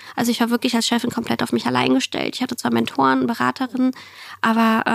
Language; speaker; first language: German; early bilingual, other home language; Russian